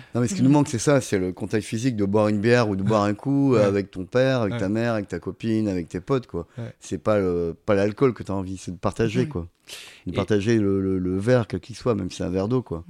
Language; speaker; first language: French; native; French